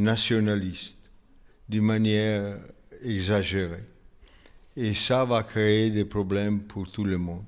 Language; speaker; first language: French; non-native, fluent; Italian